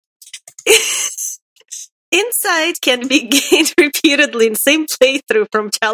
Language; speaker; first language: English; non-native, fluent; Russian